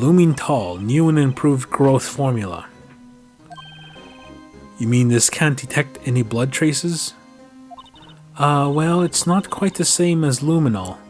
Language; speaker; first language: English; native; English